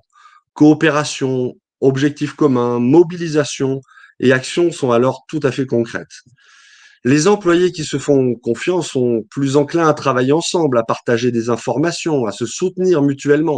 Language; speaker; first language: French; native; French